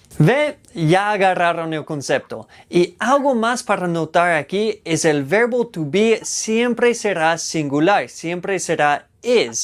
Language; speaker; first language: Spanish; non-native, fluent; English